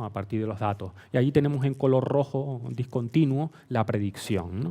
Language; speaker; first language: Spanish; native; Spanish